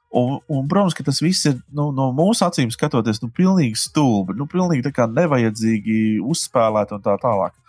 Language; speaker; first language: Latvian; native; Latvian